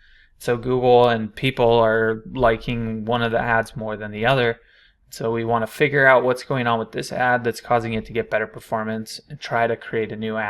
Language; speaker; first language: English; native; English